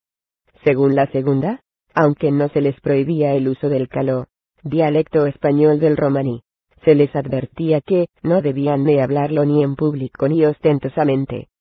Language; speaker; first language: Spanish; native; Spanish